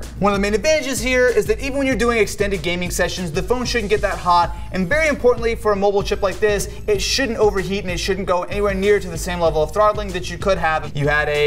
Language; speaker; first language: English; native; English